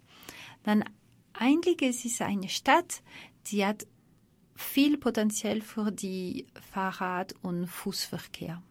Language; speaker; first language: German; non-native, fluent; French